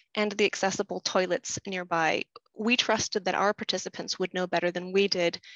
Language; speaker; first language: English; native; English